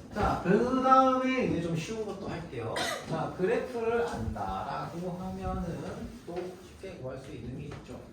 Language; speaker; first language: Korean; native; Korean